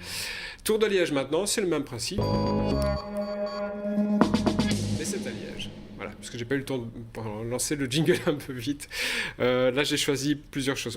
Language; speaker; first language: French; native; French